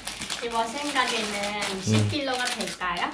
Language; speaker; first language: Korean; non-native, fluent; Khmer